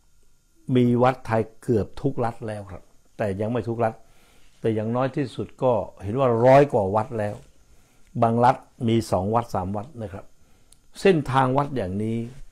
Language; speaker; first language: Thai; native; Thai